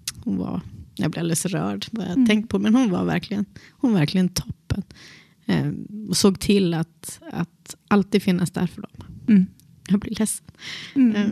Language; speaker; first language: Swedish; native; Swedish